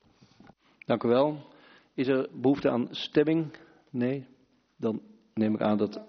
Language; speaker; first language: Dutch; native; Dutch